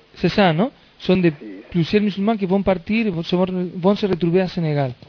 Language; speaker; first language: French; non-native, learner; Spanish